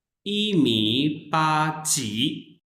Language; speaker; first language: Chinese; non-native, fluent; Urdu